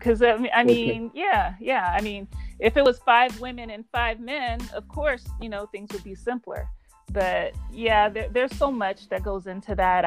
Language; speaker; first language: English; native; English